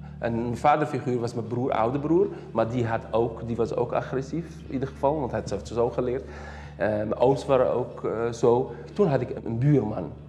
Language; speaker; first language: Dutch; early bilingual, other home language; Riffian